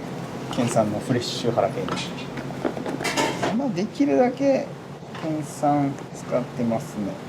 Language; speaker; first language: Japanese; native; Japanese